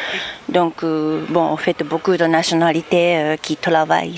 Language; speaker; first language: French; non-native, learner; Japanese